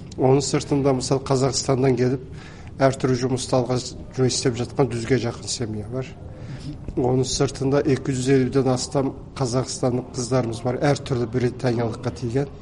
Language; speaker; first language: Kazakh; early bilingual, heritage; Kazakh